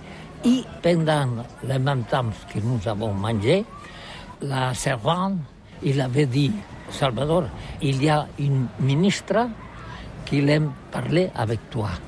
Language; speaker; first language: French; non-native, learner; Catalan